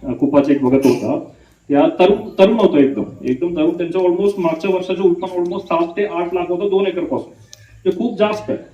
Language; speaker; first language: Marathi; non-native, learner; Hindi